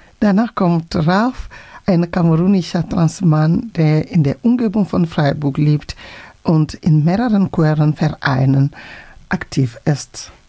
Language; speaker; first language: German; non-native, fluent; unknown